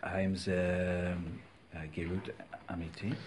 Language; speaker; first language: Hebrew; non-native, fluent; English